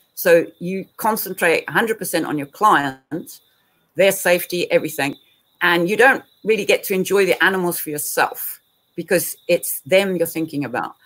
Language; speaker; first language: English; native; English